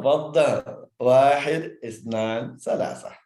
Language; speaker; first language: Arabic; non-native, fluent; Indonesian